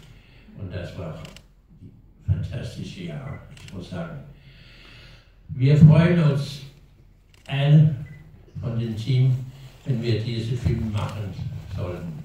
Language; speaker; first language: German; non-native, learner; Danish